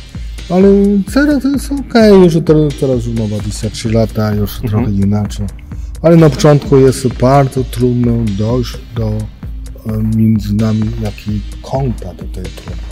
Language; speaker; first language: Polish; non-native, learner; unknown